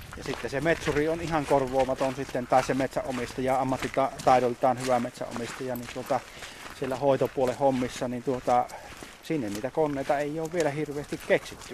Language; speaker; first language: Finnish; native; Finnish